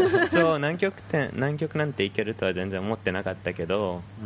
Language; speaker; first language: Japanese; early bilingual, heritage; Japanese